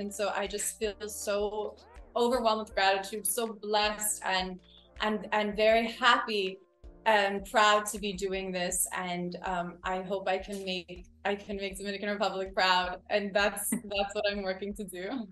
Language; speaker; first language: English; early bilingual, other home language; Spanish